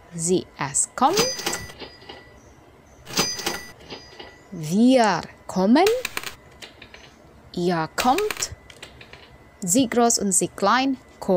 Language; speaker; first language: German; non-native, fluent; Indonesian